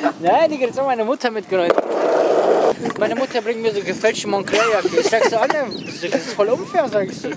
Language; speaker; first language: German; early bilingual, other home language; Turkish